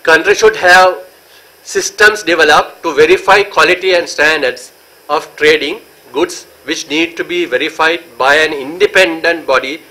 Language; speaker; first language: English; non-native, local second language; Sinhala